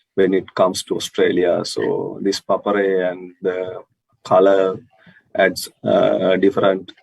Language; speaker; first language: English; non-native, local second language; Sinhala